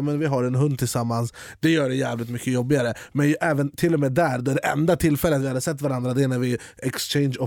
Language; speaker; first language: Swedish; native; Swedish